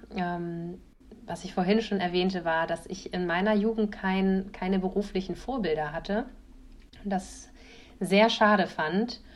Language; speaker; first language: German; native; German